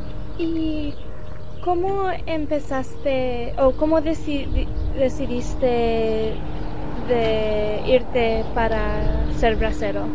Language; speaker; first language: Spanish; early bilingual, heritage; Spanish